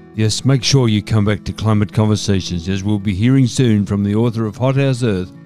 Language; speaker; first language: English; native; English